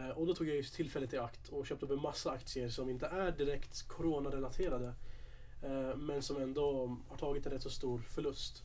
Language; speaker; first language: Swedish; early bilingual, other home language; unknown